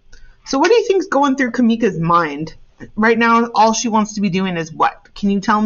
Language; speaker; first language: English; native; English